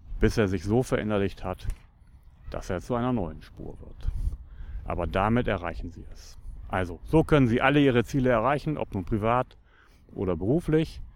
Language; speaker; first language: German; native; German